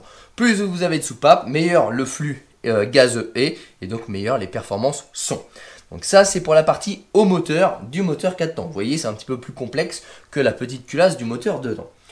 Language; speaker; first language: French; native; French